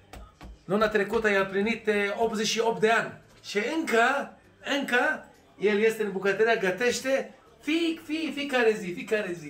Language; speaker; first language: Romanian; non-native, fluent; Hebrew